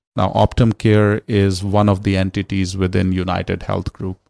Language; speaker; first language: English; non-native, local second language; Hindi